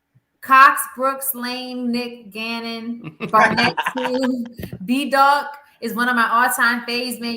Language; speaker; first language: English; native; English